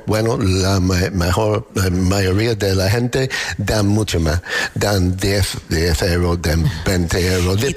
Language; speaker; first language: Spanish; non-native, learner; English